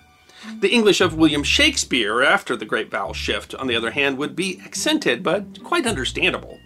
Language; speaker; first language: English; native; English